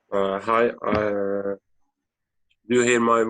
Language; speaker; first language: English; non-native, learner; Azerbaijani